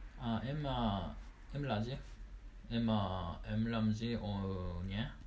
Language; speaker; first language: Vietnamese; non-native, learner; Japanese